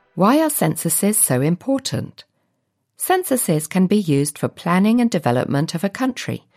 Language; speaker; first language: English; native; English